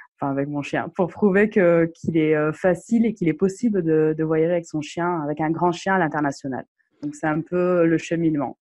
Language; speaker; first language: French; non-native, local second language; Arabic